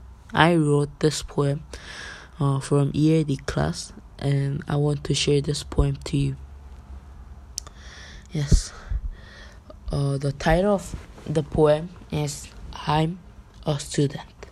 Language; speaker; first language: English; non-native, learner; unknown